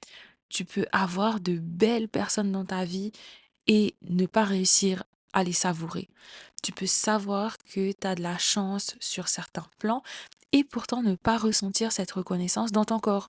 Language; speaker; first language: French; native; French